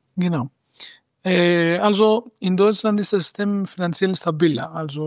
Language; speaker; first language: German; non-native, fluent; Greek